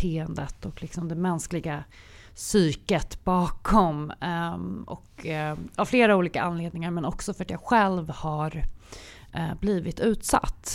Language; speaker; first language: Swedish; native; Swedish